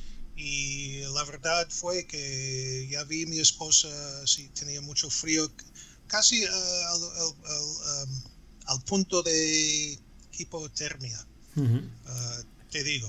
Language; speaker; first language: Spanish; non-native, fluent; English